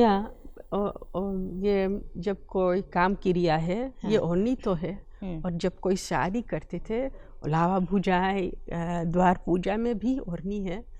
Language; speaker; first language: Hindi; early bilingual, heritage; Dutch